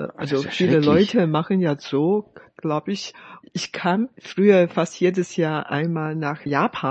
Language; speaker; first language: German; non-native, fluent; Chinese